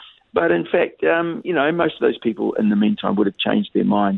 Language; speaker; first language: English; native; English